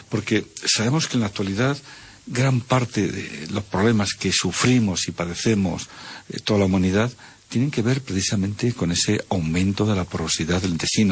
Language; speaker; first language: Spanish; native; Spanish